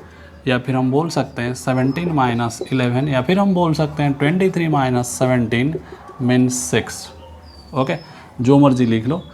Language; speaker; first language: Hindi; non-native, local second language; Odia